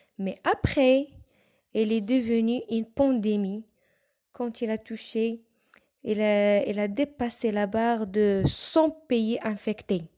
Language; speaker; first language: French; non-native, local second language; Arabic